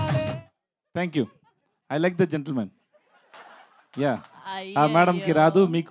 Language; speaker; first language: Telugu; non-native, learner; Tamil